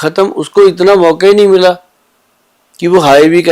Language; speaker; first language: Hindi; native; Hindi